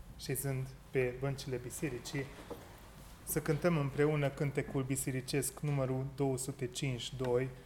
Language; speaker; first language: Romanian; non-native, local second language; Hungarian